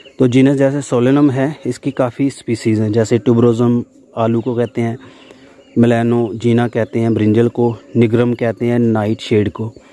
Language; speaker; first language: Hindi; non-native, local second language; Punjabi